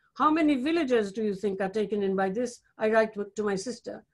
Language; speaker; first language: English; non-native, local second language; Bangla